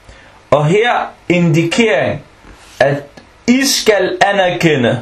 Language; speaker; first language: Danish; non-native, fluent; Arabic